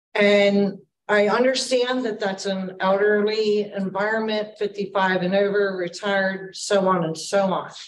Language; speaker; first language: English; native; English